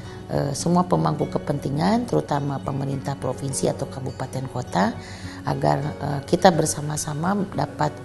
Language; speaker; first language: Indonesian; native; Indonesian